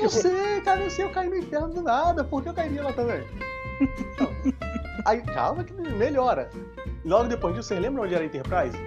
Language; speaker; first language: Portuguese; native; Portuguese